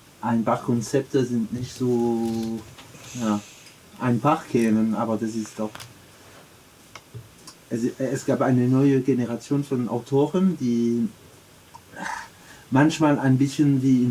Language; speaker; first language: German; non-native, learner; French